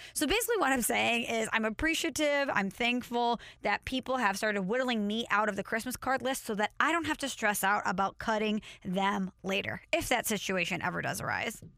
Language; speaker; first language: English; native; English